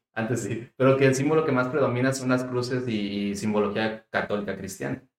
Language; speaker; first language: Spanish; native; Spanish